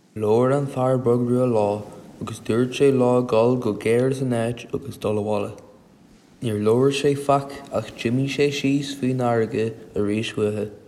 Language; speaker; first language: Irish; native; Irish